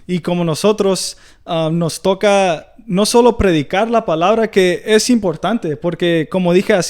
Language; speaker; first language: Spanish; early bilingual, heritage; Spanish